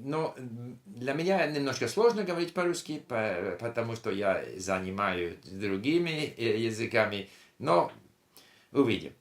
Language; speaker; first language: Russian; non-native, learner; English